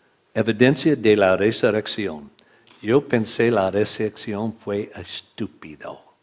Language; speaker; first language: Spanish; non-native, learner; English